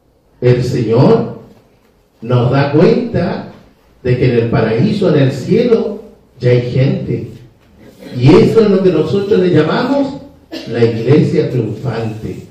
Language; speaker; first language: Spanish; native; Spanish